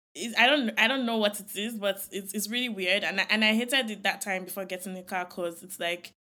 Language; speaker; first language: English; non-native, local second language; Yoruba